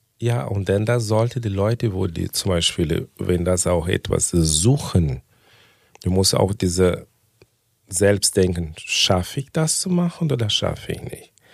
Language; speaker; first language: German; non-native, fluent; Portuguese